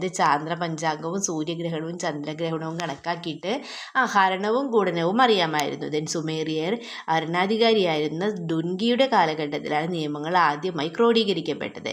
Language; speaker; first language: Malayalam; native; Malayalam